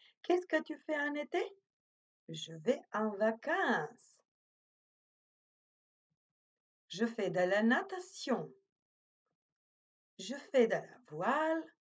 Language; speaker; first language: French; non-native, fluent; Macedonian